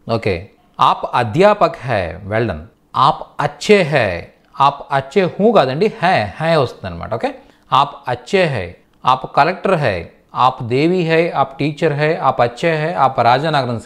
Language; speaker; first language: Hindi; non-native, local second language; Telugu